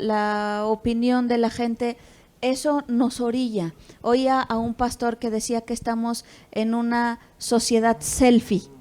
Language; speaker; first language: Spanish; native; Spanish